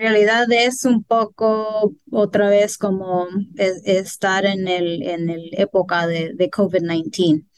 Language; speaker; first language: Spanish; early bilingual, heritage; Spanish